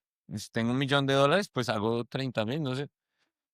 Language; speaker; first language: Spanish; native; Spanish